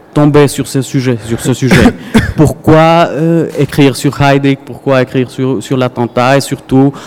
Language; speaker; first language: French; non-native, fluent; Spanish